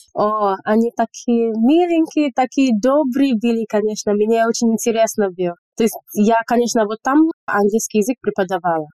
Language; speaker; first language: Russian; non-native, fluent; English